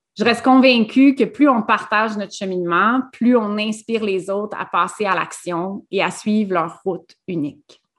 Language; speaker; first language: French; native; French